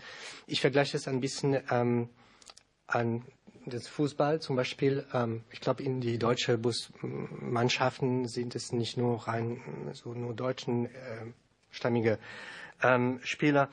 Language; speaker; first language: German; non-native, learner; French